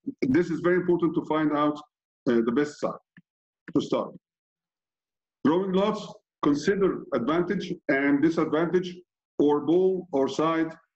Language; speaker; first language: English; non-native, fluent; Arabic